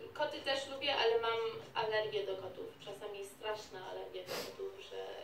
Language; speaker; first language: Polish; early bilingual, heritage; Polish